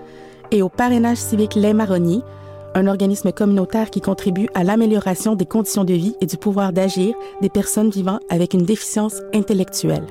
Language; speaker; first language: French; native; French